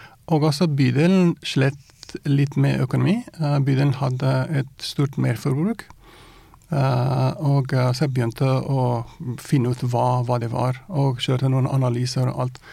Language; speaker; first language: Norwegian; non-native, fluent; Persian